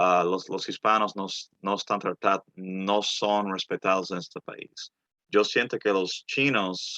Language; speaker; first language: Spanish; early bilingual, heritage; Spanish